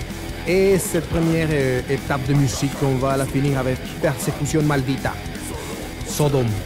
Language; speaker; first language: French; non-native, fluent; Spanish